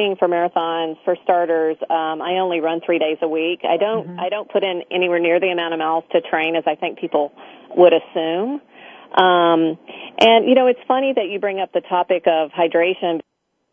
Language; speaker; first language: English; native; English